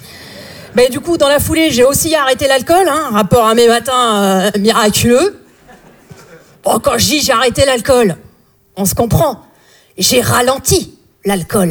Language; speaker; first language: French; native; French